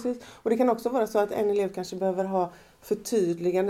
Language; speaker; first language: Swedish; native; Swedish